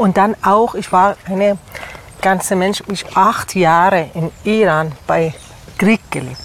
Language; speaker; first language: German; non-native, learner; Persian